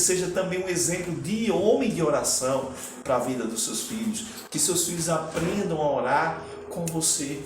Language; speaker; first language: Portuguese; native; Portuguese